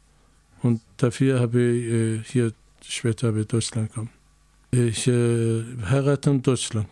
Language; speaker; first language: German; non-native, learner; Azerbaijani